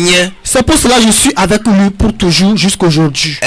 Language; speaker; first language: French; early bilingual, other home language; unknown